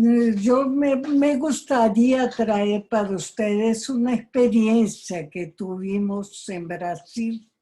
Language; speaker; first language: Spanish; non-native, fluent; Portuguese